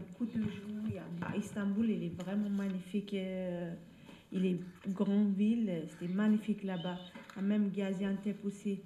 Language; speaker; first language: French; non-native, learner; Turkish